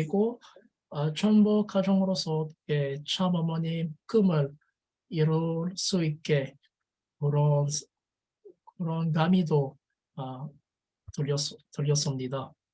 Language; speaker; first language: Korean; non-native, learner; French